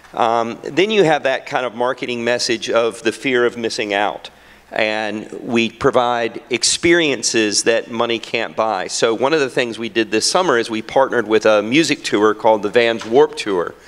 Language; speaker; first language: English; native; English